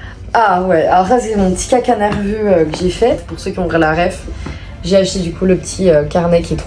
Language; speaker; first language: French; native; French